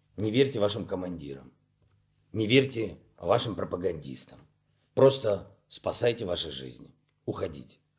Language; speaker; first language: Ukrainian; non-native, local second language; Russian